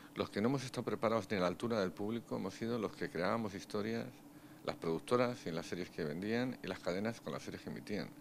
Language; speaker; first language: Spanish; native; Spanish